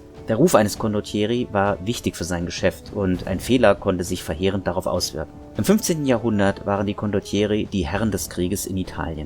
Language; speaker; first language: German; native; German